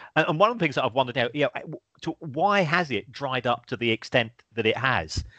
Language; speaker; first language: English; native; English